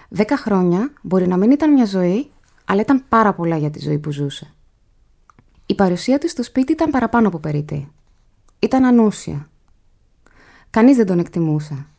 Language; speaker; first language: Greek; native; Greek